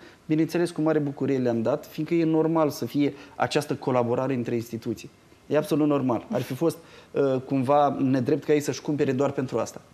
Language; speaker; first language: Romanian; native; Romanian